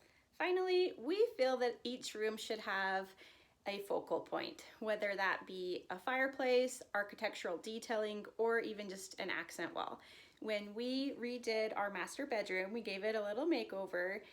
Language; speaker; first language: English; native; English